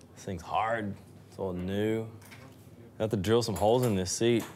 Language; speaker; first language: English; native; English